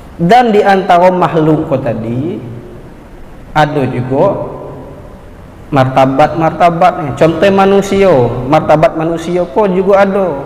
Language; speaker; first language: Malay; native; Malay